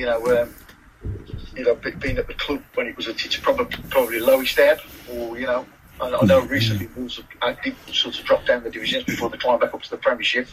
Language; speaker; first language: English; native; English